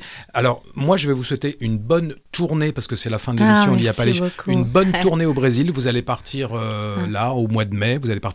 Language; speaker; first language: French; native; French